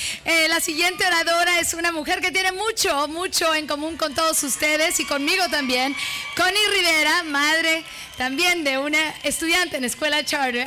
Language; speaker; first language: Spanish; native; Spanish